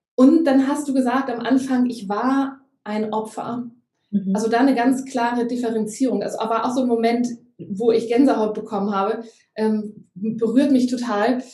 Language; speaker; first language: German; native; German